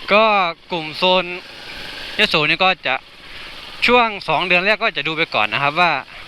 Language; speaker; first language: Thai; native; Thai